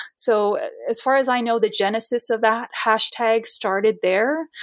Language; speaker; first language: English; non-native, fluent; Portuguese